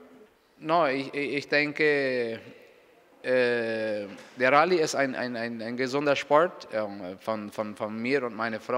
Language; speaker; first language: German; non-native, local second language; Spanish